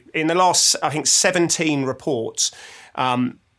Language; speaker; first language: English; native; English